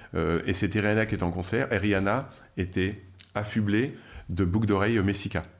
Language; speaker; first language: French; native; French